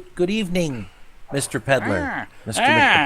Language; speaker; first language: English; native; English